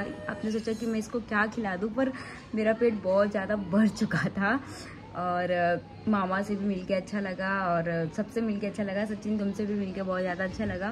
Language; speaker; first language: Hindi; native; Hindi